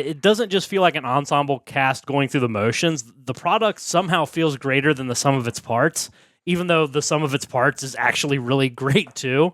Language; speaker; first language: English; native; English